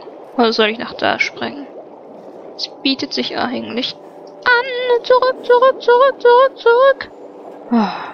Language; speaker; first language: German; native; German